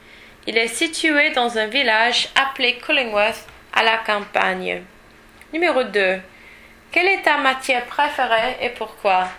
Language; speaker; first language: French; non-native, learner; English